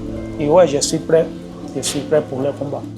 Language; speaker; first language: French; non-native, learner; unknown